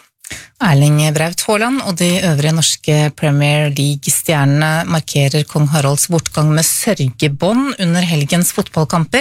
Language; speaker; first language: Norwegian; native; Norwegian